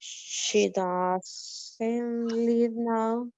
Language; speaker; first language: English; non-native, learner; Spanish